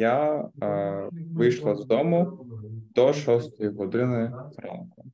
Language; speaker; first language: Ukrainian; native; Ukrainian